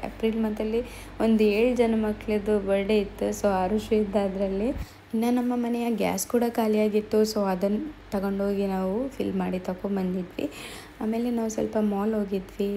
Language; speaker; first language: Kannada; non-native, local second language; Tulu